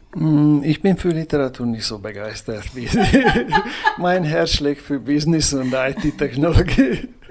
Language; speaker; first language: German; non-native, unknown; Hungarian